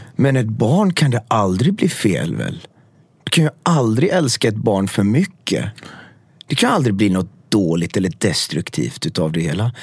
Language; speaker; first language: Swedish; early bilingual, other home language; Persian